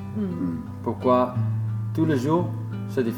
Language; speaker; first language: French; non-native, learner; Italian